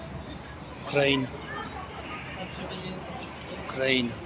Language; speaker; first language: Russian; non-native, local second language; Tajik